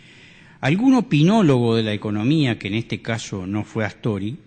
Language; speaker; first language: Spanish; native; Spanish